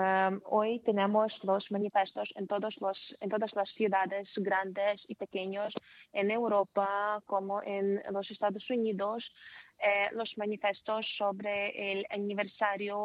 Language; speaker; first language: Spanish; non-native, fluent; Ukrainian